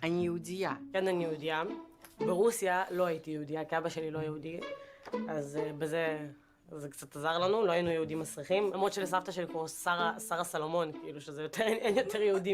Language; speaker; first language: Hebrew; non-native, fluent; Russian